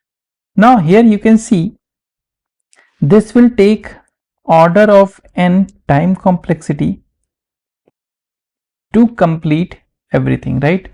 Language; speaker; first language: English; non-native, local second language; Hindi